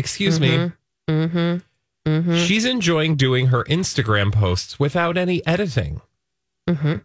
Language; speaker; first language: English; native; English